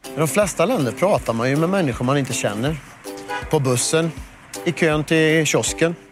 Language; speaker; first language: Swedish; native; Swedish